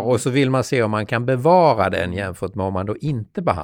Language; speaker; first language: Swedish; native; Swedish